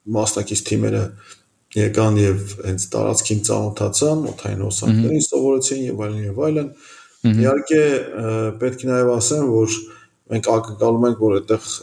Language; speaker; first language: Armenian; native; Armenian